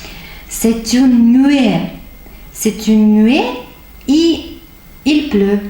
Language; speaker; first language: French; non-native, fluent; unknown